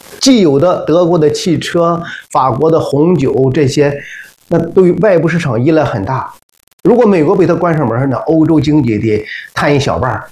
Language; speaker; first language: Chinese; native; Chinese